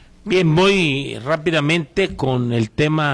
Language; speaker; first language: Spanish; native; Spanish